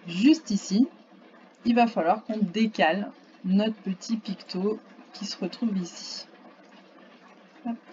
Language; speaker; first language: French; native; French